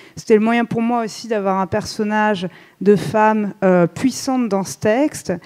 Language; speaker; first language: French; native; French